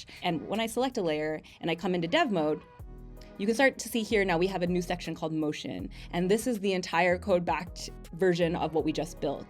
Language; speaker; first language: English; native; English